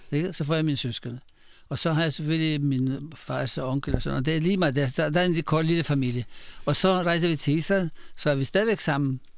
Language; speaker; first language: Danish; non-native, fluent; Polish